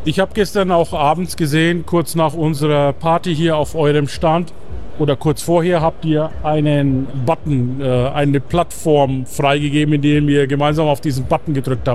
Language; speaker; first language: German; native; German